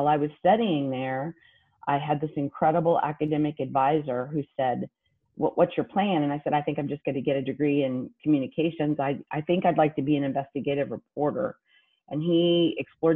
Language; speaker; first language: English; native; English